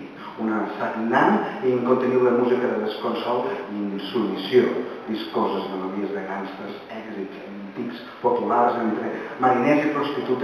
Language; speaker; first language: Catalan; native; Catalan